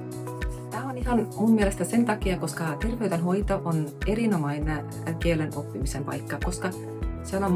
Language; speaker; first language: Finnish; non-native, fluent; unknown